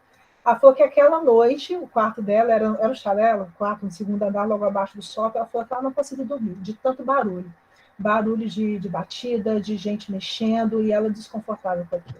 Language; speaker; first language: Portuguese; native; Portuguese